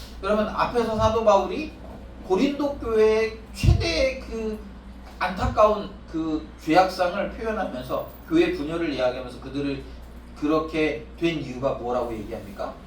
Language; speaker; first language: Korean; native; Korean